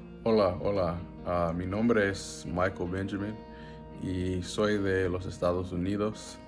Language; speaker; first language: Spanish; non-native, learner; English